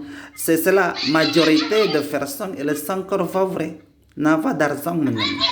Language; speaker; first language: French; non-native, learner; Indonesian